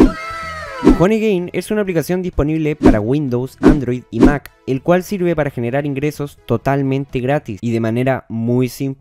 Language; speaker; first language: Spanish; native; Spanish